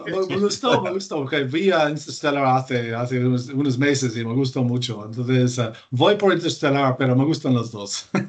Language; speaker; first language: Spanish; non-native, fluent; English